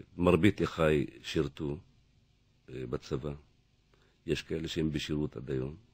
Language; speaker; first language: Hebrew; non-native, local second language; Arabic